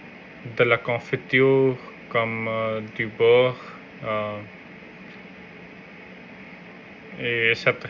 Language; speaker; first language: French; non-native, learner; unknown